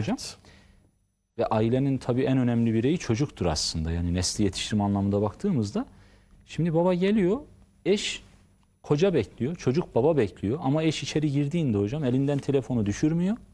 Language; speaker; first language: Turkish; native; Turkish